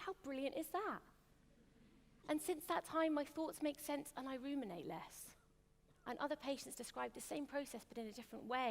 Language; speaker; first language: English; native; English